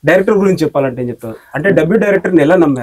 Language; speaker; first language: Telugu; native; Telugu